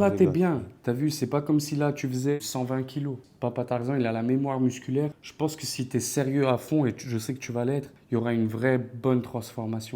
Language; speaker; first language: French; native; French